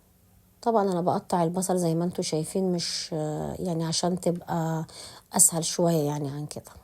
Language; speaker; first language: Arabic; native; Arabic